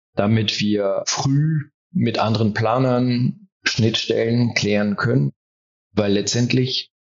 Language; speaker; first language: German; early bilingual, heritage; French